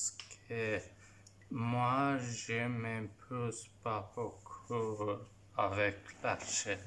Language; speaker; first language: French; non-native, learner; Italian